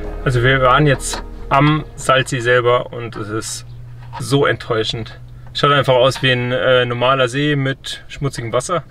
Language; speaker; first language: German; native; German